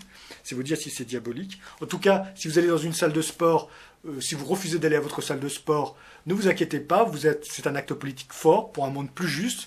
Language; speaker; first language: French; native; French